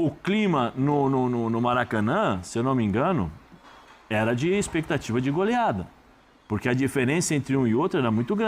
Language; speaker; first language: Portuguese; native; Portuguese